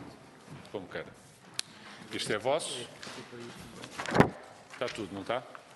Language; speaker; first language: Portuguese; native; Portuguese